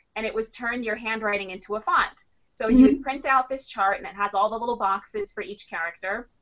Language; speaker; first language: English; native; English